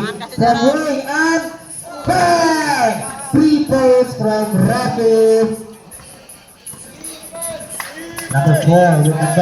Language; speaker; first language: English; non-native, local second language; Indonesian